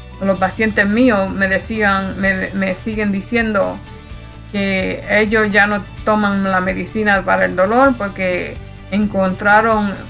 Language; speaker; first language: Spanish; early bilingual, heritage; Spanish